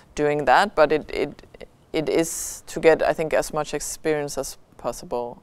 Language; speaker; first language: English; non-native, fluent; Danish